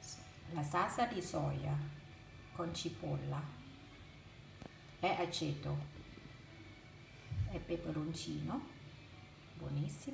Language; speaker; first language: Italian; non-native, learner; Thai